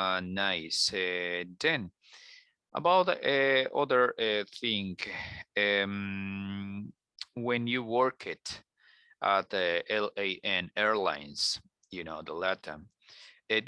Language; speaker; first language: English; non-native, learner; Spanish